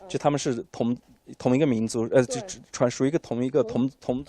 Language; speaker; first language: Chinese; native; Chinese